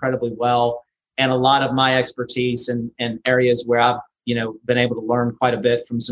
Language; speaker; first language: English; native; English